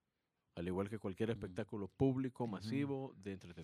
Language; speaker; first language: Spanish; native; Spanish